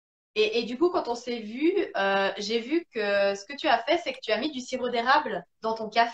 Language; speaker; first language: French; native; French